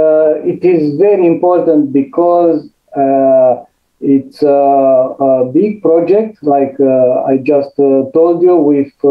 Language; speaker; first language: English; non-native, fluent; Romanian